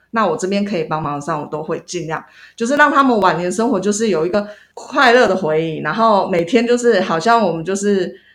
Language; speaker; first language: Chinese; native; Chinese